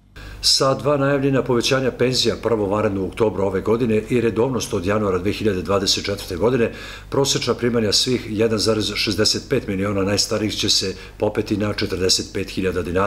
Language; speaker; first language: Serbian; native; Serbian